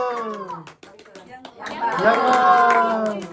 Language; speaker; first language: Korean; non-native, fluent; Nepali